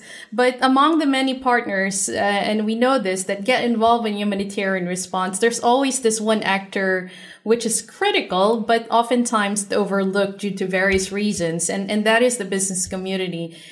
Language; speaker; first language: English; non-native, local second language; Filipino